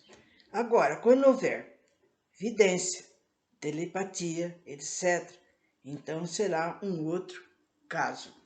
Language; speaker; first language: Portuguese; native; Portuguese